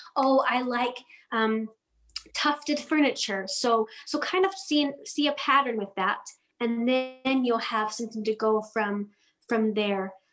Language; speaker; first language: English; non-native, fluent; Danish